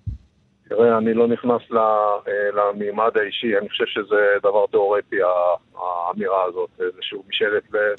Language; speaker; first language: Hebrew; native; Hebrew